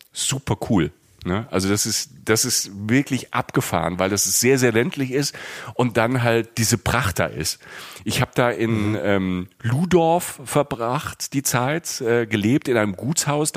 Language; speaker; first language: German; native; German